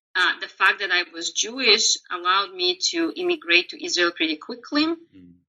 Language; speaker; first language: English; non-native, fluent; Russian